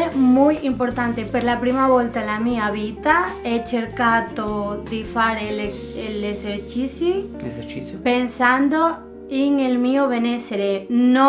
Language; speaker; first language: Italian; non-native, learner; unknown